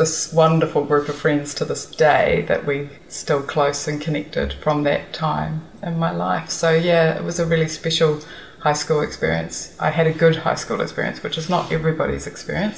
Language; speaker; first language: English; native; English